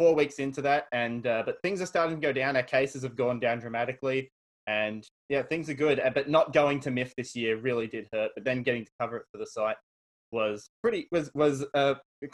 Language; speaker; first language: English; native; English